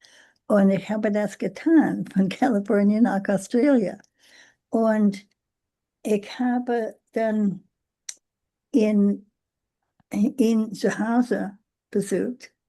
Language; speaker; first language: German; non-native, learner; English